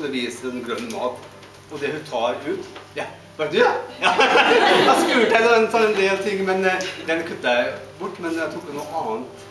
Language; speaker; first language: Norwegian; non-native, fluent; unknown